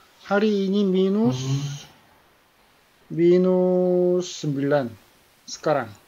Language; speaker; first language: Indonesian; non-native, fluent; Korean